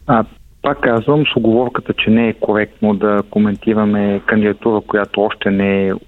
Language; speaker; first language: Bulgarian; native; Bulgarian